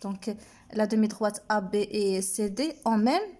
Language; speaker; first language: French; non-native, local second language; Arabic